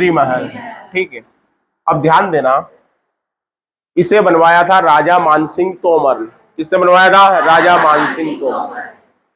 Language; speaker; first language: Hindi; native; Hindi